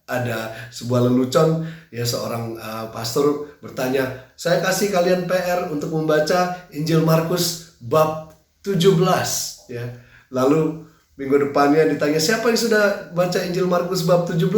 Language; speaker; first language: Indonesian; native; Indonesian